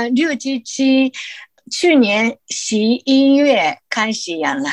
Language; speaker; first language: Chinese; non-native, fluent; Japanese